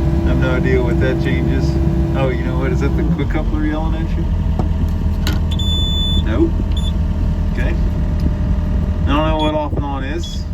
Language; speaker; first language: English; native; English